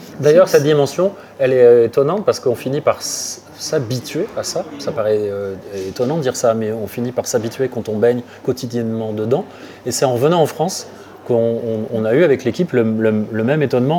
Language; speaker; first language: French; native; French